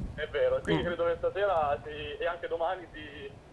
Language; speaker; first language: Italian; native; Italian